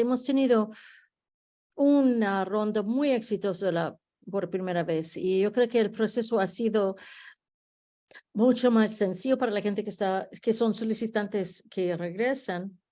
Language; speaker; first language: Spanish; early bilingual, heritage; Spanish